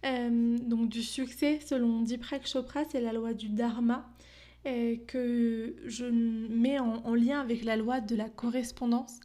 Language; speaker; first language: French; native; French